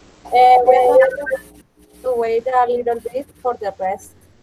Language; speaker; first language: English; non-native, fluent; Spanish